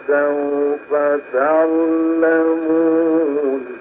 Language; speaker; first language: Arabic; native; Arabic